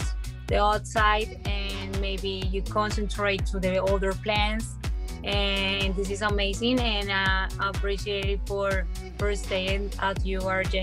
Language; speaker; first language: English; non-native, learner; Spanish